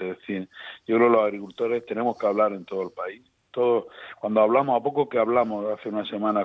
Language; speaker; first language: Spanish; native; Spanish